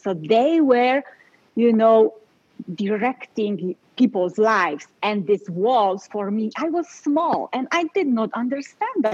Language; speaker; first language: English; non-native, fluent; Polish